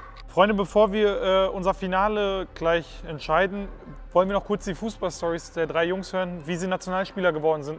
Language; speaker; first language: German; native; German